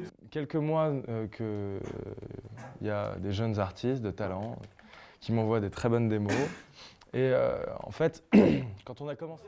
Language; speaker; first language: French; native; French